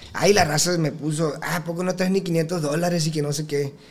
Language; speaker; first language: Spanish; native; Spanish